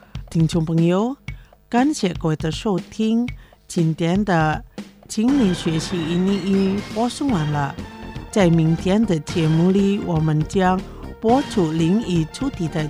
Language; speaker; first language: Chinese; non-native, fluent; Indonesian